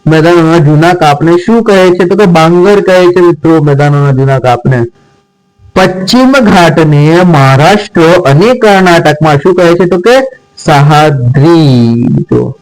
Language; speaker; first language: Gujarati; non-native, local second language; Marathi